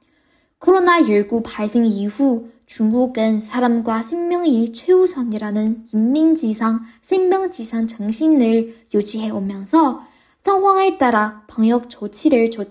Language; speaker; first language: Korean; non-native, fluent; Chinese